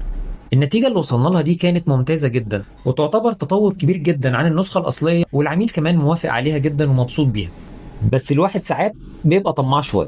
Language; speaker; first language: Arabic; native; Arabic